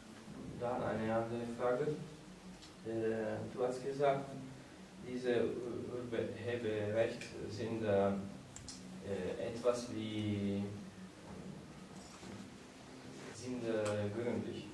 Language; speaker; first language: German; non-native, learner; Italian